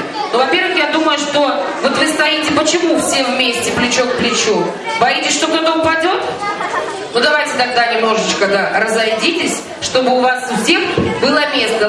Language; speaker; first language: Russian; native; Russian